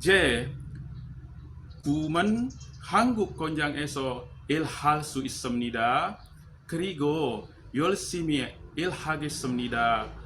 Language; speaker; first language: Korean; non-native, learner; Indonesian